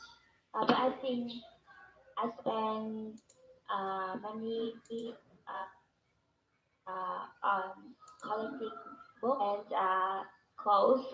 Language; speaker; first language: English; non-native, learner; Vietnamese